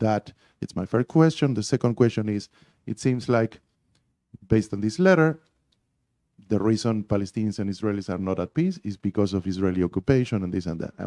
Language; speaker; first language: English; non-native, fluent; Spanish